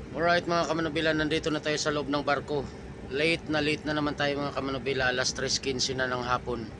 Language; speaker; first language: Filipino; non-native, local second language; Waray